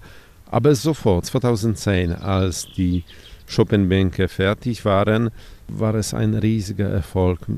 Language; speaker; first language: German; non-native, fluent; Polish